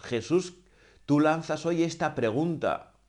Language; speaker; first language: Spanish; native; Spanish